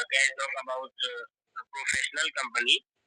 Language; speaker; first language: English; non-native, learner; Hindi